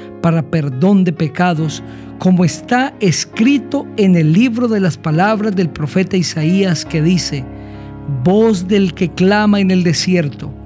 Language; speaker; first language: Spanish; native; Spanish